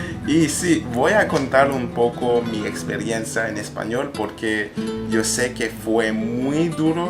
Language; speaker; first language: Spanish; non-native, learner; French